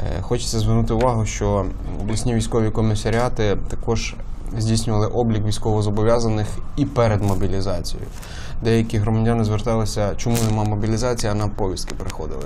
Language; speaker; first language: Ukrainian; native; Ukrainian